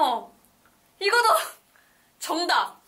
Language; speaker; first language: Korean; non-native, learner; Chinese